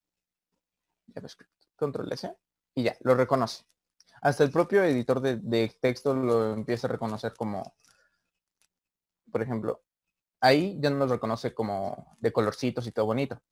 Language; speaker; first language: Spanish; native; Spanish